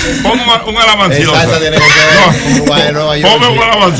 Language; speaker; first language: Spanish; native; Spanish